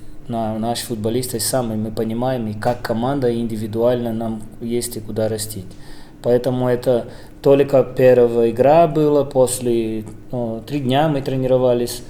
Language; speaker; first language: Russian; non-native, fluent; Portuguese